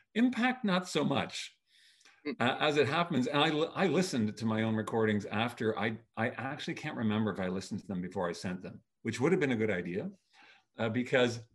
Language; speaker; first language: English; native; English